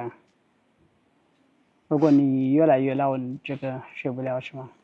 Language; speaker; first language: Chinese; non-native, learner; Amharic